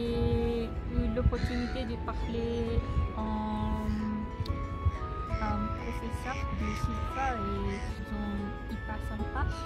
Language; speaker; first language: French; non-native, learner; Japanese